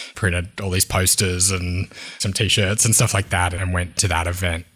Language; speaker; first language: English; native; English